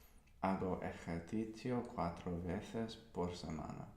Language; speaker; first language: Spanish; non-native, learner; English